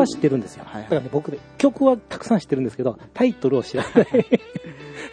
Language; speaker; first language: Japanese; native; Japanese